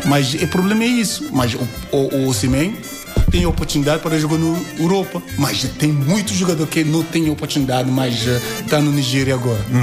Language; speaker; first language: Portuguese; non-native, learner; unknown